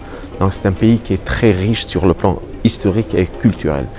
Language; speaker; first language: French; non-native, fluent; Persian